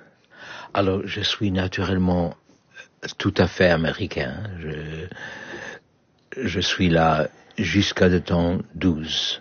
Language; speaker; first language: French; non-native, fluent; Polish